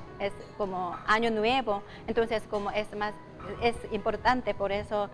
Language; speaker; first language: Spanish; non-native, learner; Korean